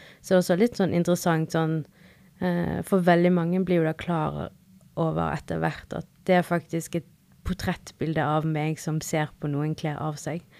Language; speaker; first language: Norwegian; early bilingual, other home language; Spanish